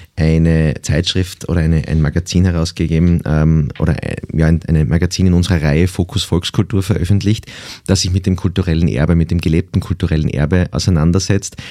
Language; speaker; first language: German; native; German